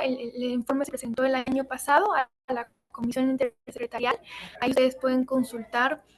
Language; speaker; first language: Spanish; native; Spanish